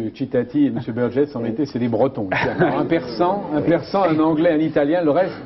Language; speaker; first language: French; native; French